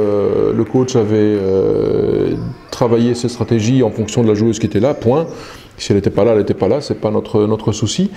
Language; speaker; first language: French; native; French